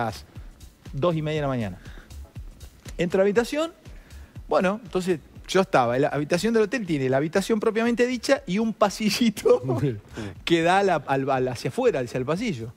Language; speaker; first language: Spanish; native; Spanish